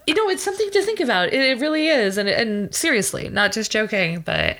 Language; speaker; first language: English; early bilingual, other home language; Spanish